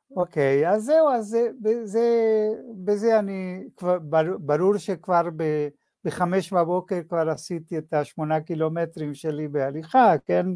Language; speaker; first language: Hebrew; non-native, fluent; Spanish